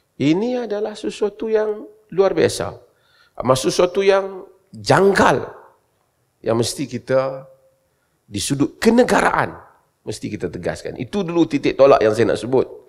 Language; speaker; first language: Malay; native; Malay